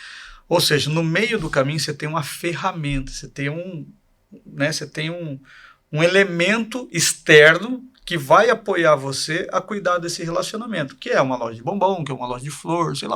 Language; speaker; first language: Portuguese; native; Portuguese